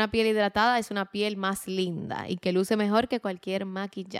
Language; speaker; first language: Spanish; native; Spanish